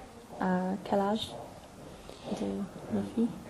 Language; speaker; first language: French; non-native, learner; English